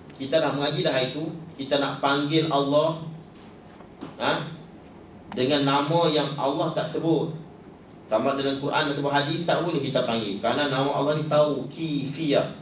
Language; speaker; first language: Malay; native; Malay